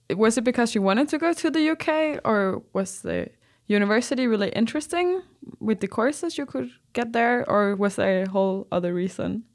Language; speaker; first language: English; non-native, fluent; Danish